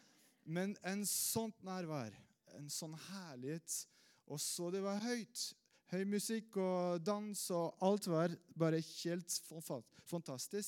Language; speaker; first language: Norwegian; non-native, fluent; French